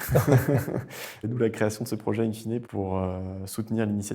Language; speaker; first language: French; native; French